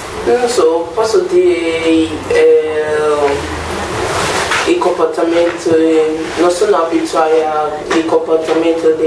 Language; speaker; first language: Italian; non-native, learner; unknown